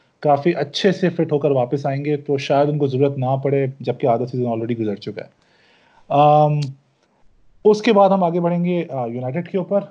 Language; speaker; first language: Urdu; native; Urdu